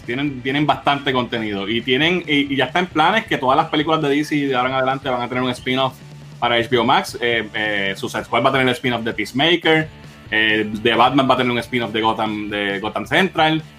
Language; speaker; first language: Spanish; native; Spanish